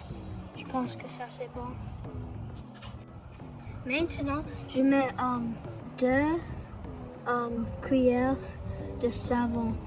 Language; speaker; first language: French; non-native, learner; English